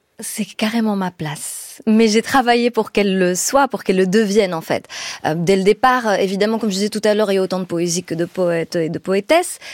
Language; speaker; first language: French; non-native, local second language; Arabic